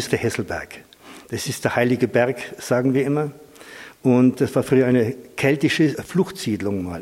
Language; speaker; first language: German; native; German